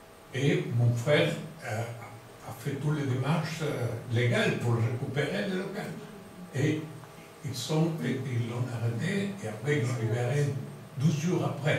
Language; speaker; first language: French; non-native, fluent; Spanish